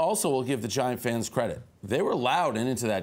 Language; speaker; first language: English; native; English